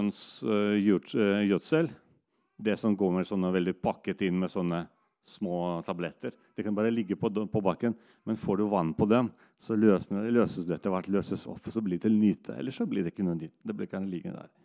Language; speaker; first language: Norwegian; non-native, fluent; Russian